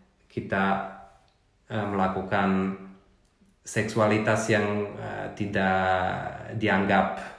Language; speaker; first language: Indonesian; non-native, fluent; German